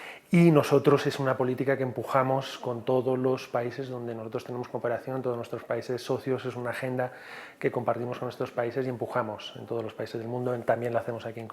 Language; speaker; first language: Spanish; native; Spanish